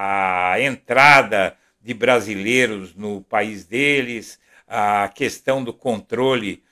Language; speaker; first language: Portuguese; native; Portuguese